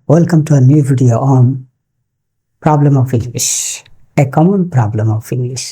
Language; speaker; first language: English; non-native, local second language; Bangla